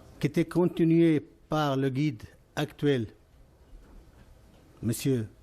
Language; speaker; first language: French; non-native, fluent; Arabic